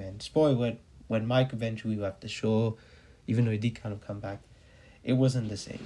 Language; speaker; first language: English; native; English